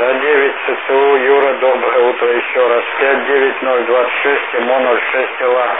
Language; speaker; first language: Russian; native; Russian